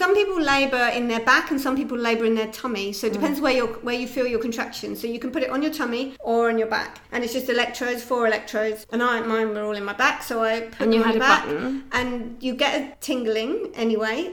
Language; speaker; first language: English; native; English